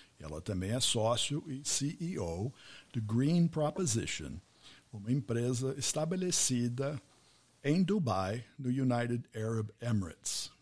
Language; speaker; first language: Portuguese; non-native, fluent; English